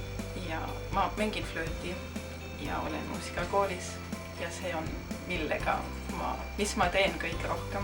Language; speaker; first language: Estonian; non-native, learner; German